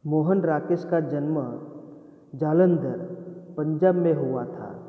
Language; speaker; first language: Hindi; non-native, local second language; Gujarati